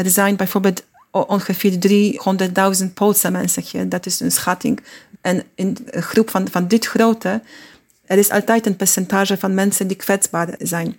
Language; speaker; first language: Dutch; non-native, fluent; Polish